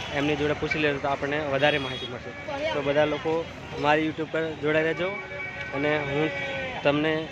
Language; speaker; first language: Gujarati; non-native, local second language; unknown